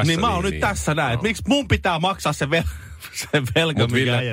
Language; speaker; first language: Finnish; native; Finnish